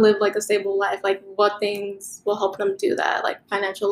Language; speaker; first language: English; native; English